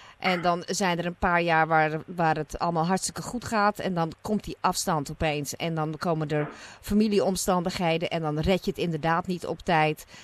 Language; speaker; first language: Dutch; native; Dutch